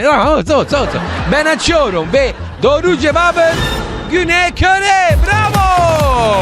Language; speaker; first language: Turkish; non-native, learner; Italian